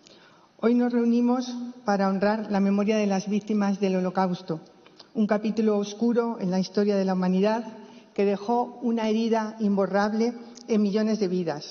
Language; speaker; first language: Spanish; native; Spanish